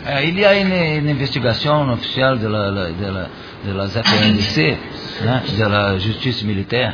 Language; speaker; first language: French; non-native, learner; Portuguese